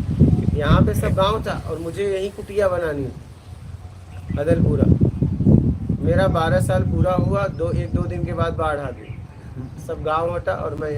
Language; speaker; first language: Hindi; native; Hindi